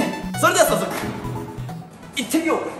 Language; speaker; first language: Japanese; native; Japanese